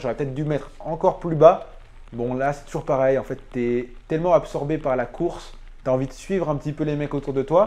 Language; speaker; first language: French; native; French